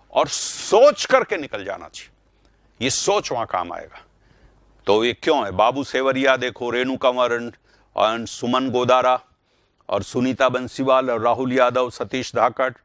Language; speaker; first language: Hindi; native; Hindi